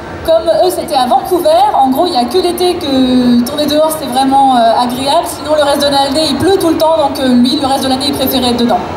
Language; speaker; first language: French; native; French